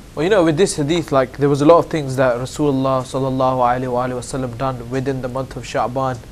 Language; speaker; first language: English; native; English